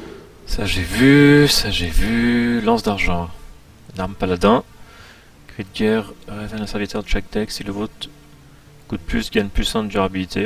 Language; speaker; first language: French; native; French